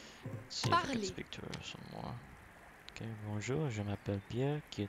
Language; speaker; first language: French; non-native, learner; English